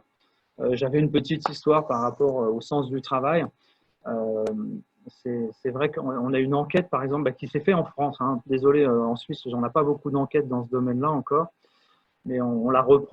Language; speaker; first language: French; native; French